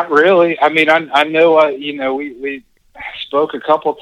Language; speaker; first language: English; native; English